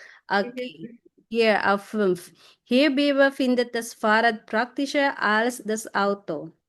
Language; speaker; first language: German; non-native, fluent; Filipino